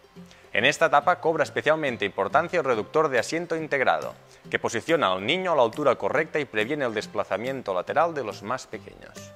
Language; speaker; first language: Spanish; native; Spanish